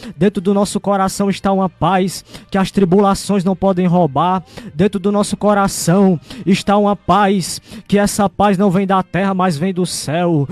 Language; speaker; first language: Portuguese; native; Portuguese